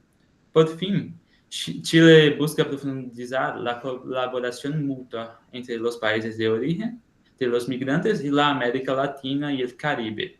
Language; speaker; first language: Spanish; non-native, learner; Portuguese